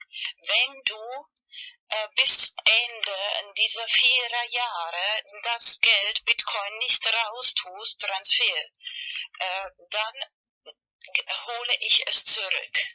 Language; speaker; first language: German; non-native, fluent; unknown